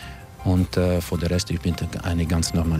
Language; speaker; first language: German; non-native, local second language; Italian